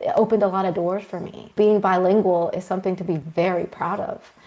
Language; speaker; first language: English; early bilingual, other home language; Spanish